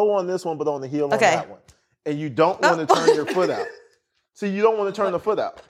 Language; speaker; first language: English; native; English